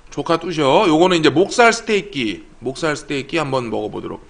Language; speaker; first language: Korean; native; Korean